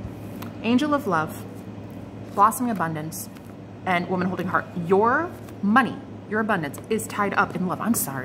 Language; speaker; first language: English; native; English